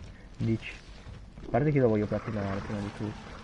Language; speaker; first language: Italian; native; Italian